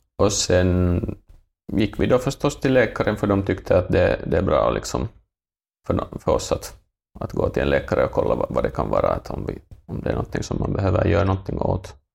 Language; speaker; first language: Swedish; native; Swedish